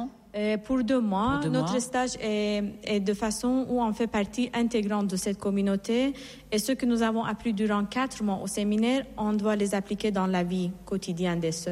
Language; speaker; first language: French; non-native, fluent; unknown